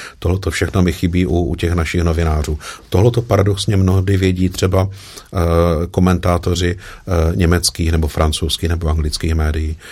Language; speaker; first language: Czech; native; Czech